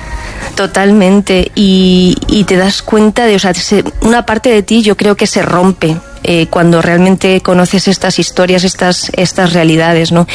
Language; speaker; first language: Spanish; native; Spanish